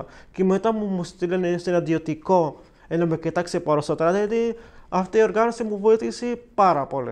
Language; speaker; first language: Greek; non-native, learner; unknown